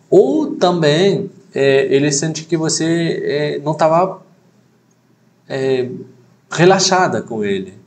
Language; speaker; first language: Portuguese; non-native, fluent; French